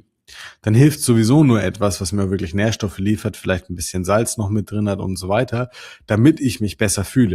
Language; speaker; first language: German; native; German